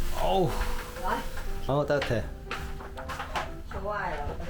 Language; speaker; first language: Korean; native; Korean